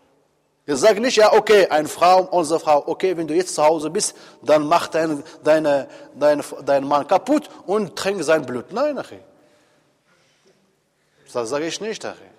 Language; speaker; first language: German; non-native, fluent; Arabic